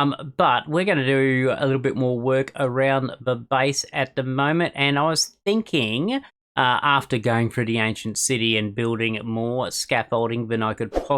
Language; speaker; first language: English; native; English